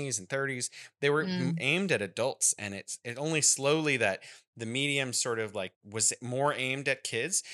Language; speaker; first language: English; native; English